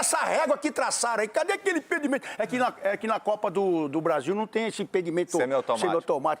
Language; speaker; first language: Portuguese; native; Portuguese